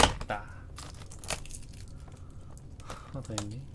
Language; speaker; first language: Korean; native; Korean